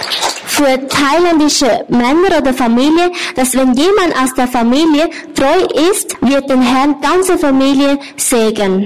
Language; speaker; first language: German; non-native, learner; Thai